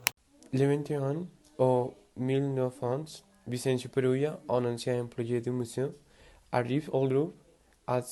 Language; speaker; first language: French; non-native, learner; Spanish